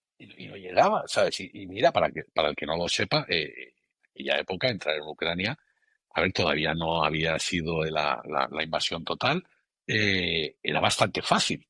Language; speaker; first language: Spanish; native; Spanish